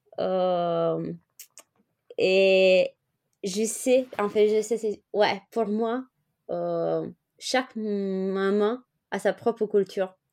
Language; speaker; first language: French; non-native, fluent; Romanian